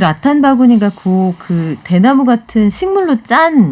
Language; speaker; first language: Korean; native; Korean